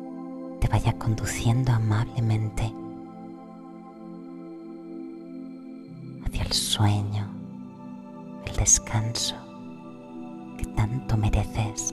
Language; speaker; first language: Spanish; native; Spanish